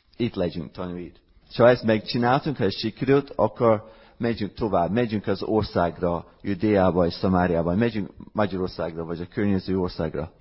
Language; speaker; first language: Hungarian; non-native, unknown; English